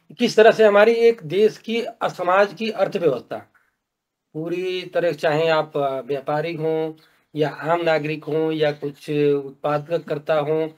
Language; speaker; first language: Hindi; native; Hindi